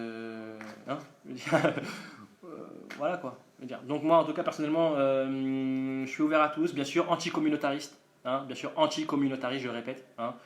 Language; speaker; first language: French; native; French